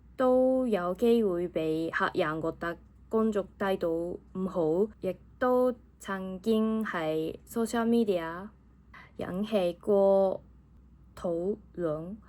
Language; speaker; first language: Cantonese; non-native, fluent; Japanese